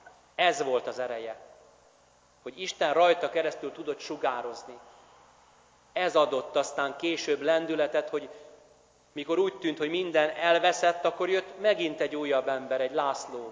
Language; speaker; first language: Hungarian; native; Hungarian